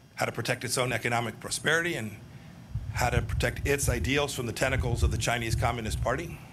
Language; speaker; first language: English; native; English